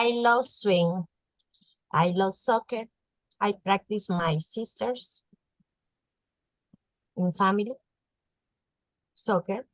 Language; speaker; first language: English; non-native, learner; Spanish